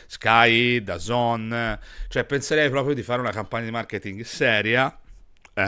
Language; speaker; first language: Italian; native; Italian